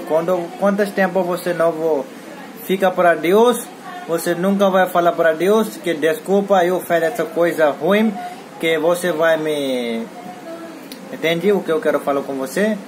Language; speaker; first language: Portuguese; non-native, learner; Hindi